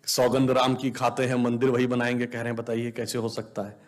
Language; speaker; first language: Hindi; native; Hindi